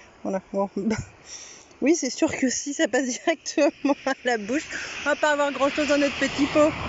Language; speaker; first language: French; native; French